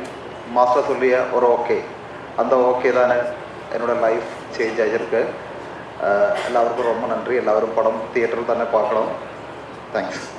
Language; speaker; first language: Tamil; non-native, learner; Malayalam